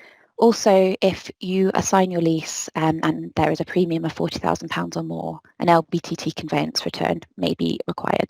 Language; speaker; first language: English; native; English